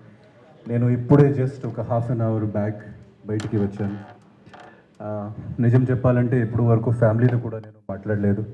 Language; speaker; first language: Telugu; non-native, local second language; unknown